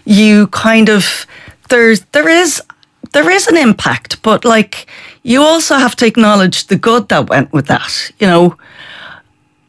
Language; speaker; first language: English; native; English